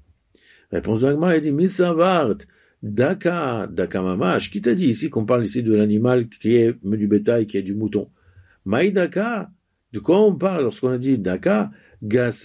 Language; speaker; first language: French; native; French